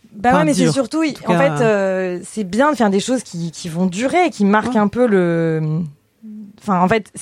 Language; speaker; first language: French; native; French